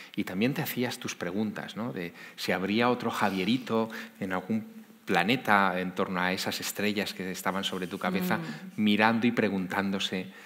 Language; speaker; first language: Spanish; native; Spanish